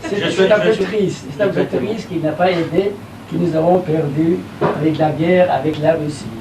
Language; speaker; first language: French; non-native, learner; Persian